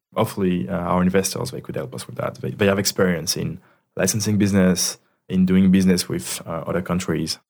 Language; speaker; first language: English; non-native, fluent; French